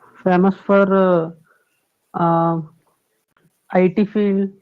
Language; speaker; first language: English; non-native, learner; Telugu